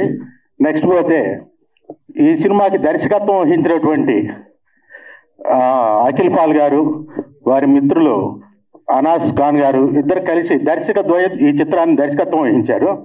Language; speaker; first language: Telugu; native; Telugu